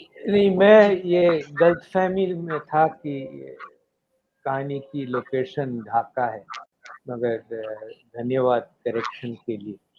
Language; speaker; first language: Hindi; non-native, local second language; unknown